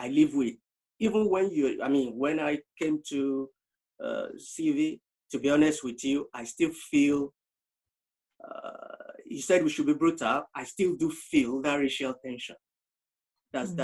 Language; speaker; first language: English; non-native, local second language; Yoruba